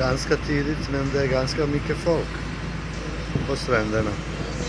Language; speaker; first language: Swedish; non-native, fluent; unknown